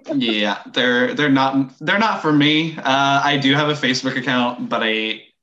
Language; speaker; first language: English; non-native, fluent; French